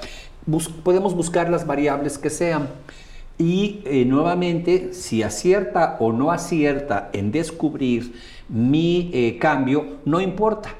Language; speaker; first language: Spanish; native; Spanish